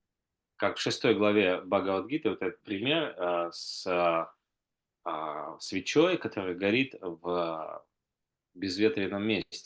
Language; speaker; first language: Russian; native; Russian